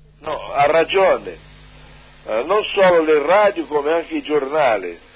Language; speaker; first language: Italian; non-native, fluent; Portuguese